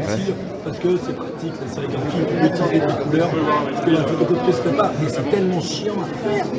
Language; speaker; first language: French; native; French